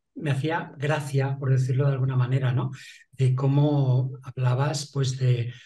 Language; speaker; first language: Spanish; non-native, local second language; Catalan